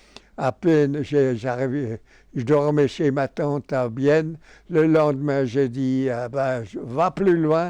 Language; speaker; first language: French; non-native, local second language; German